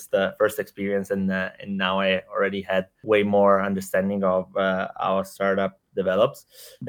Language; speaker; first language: English; non-native, fluent; Italian